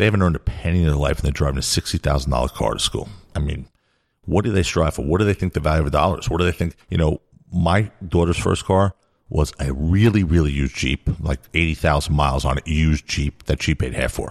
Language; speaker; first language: English; native; English